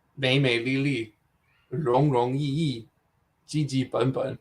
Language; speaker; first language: Chinese; non-native, fluent; English